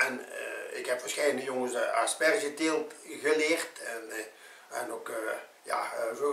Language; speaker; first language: Dutch; native; Dutch